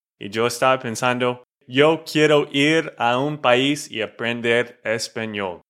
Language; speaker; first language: Spanish; non-native, fluent; English